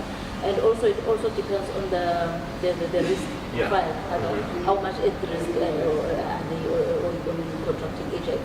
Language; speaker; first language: English; non-native, local second language; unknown